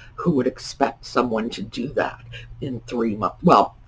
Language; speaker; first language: English; native; English